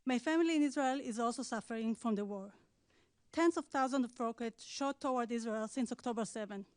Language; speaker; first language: English; non-native, fluent; Hebrew